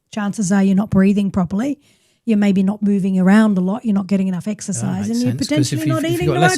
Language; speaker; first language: English; native; English